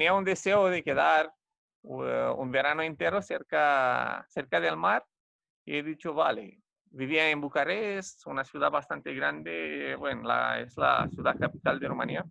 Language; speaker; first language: Spanish; non-native, fluent; Romanian